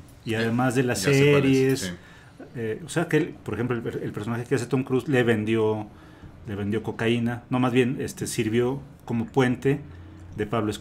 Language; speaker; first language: Spanish; native; Spanish